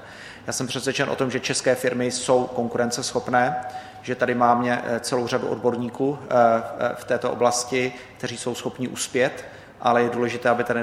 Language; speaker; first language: Czech; native; Czech